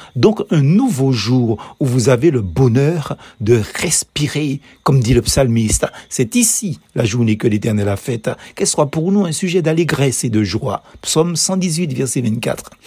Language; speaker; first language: French; native; French